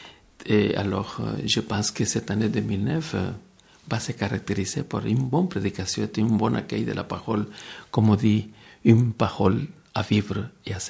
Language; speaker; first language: French; non-native, fluent; Spanish